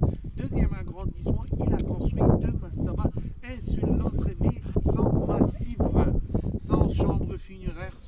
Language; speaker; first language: French; non-native, fluent; Arabic